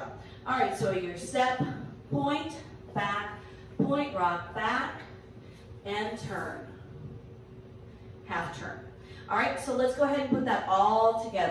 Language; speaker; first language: English; native; English